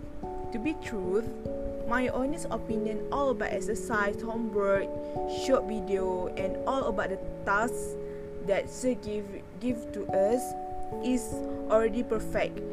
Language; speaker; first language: English; non-native, learner; Malay